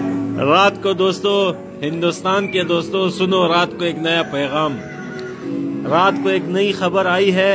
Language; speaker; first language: Hindi; non-native, fluent; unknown